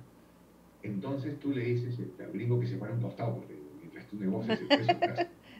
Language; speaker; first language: Spanish; native; Spanish